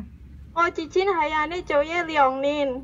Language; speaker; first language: Chinese; non-native, learner; Indonesian